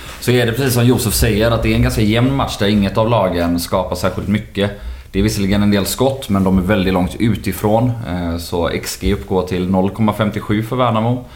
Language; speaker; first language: Swedish; native; Swedish